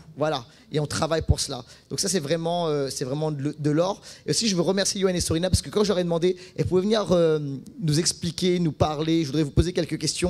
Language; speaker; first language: French; native; French